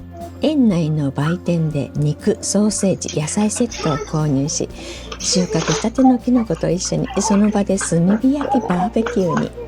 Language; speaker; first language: Japanese; native; Japanese